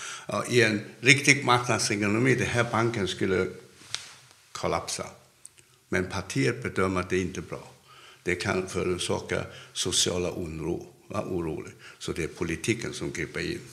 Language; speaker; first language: Swedish; non-native, fluent; Cantonese